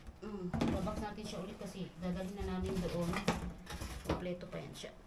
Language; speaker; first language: Filipino; native; Filipino